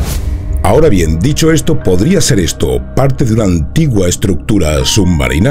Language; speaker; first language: Spanish; native; Spanish